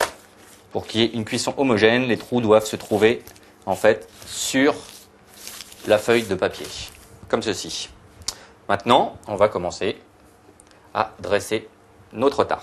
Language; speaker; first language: French; native; French